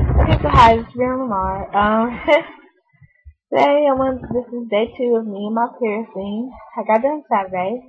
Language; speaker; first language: English; native; English